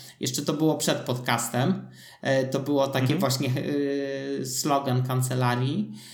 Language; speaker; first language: Polish; native; Polish